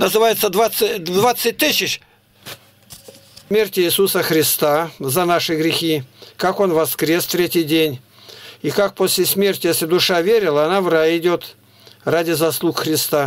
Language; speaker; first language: Russian; native; Russian